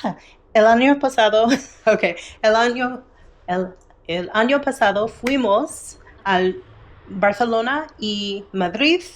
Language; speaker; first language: Spanish; non-native, learner; English